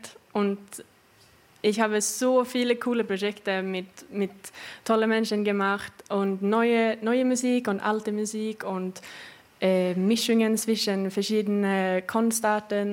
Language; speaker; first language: German; non-native, fluent; Swedish